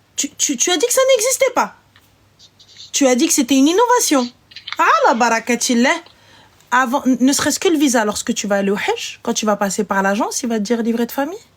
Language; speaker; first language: French; early bilingual, other home language; Arabic